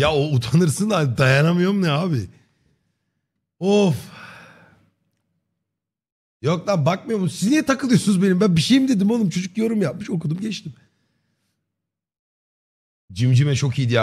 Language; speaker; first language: Turkish; native; Turkish